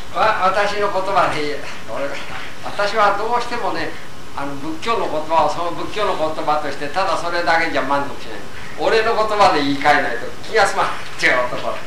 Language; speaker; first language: Japanese; native; Japanese